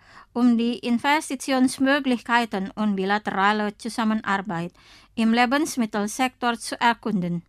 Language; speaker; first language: German; non-native, fluent; Indonesian